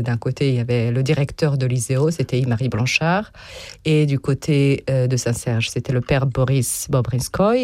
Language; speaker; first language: French; non-native, fluent; Serbian